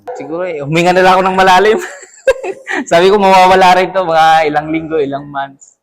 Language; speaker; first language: Filipino; native; Filipino